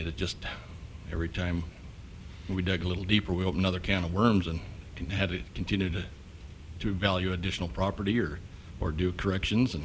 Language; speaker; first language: English; native; English